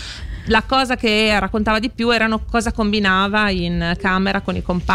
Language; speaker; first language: Italian; native; Italian